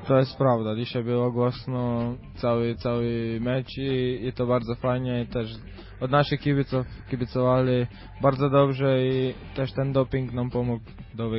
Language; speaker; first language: Polish; non-native, fluent; Croatian